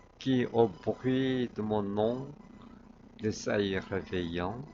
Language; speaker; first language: French; non-native, fluent; Korean